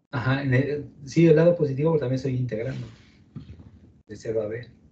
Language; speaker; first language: Spanish; native; Spanish